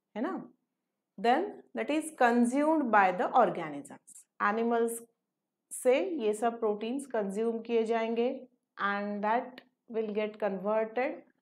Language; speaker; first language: Hindi; non-native, local second language; Marathi